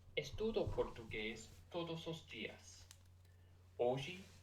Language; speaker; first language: Portuguese; non-native, learner; English